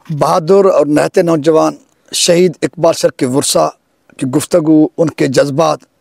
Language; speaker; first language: Urdu; non-native, local second language; Sindhi